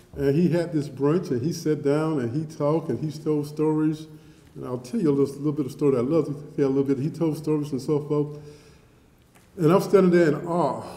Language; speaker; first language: English; native; English